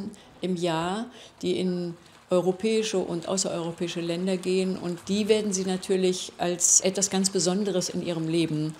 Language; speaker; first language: German; native; German